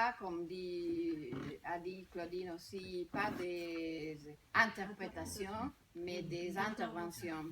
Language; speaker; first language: French; non-native, fluent; Spanish